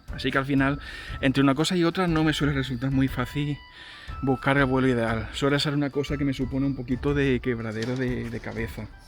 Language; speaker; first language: Spanish; native; Spanish